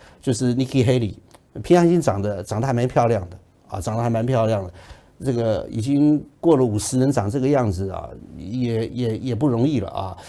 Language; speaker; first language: Chinese; native; Chinese